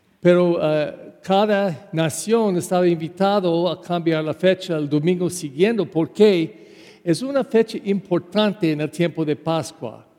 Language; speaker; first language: Spanish; non-native, fluent; English